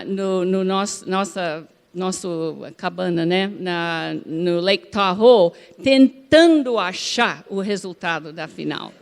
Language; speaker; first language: Portuguese; non-native, fluent; English